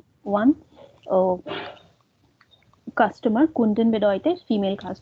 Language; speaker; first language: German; non-native, fluent; Hindi